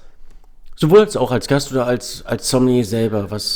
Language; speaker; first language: German; native; German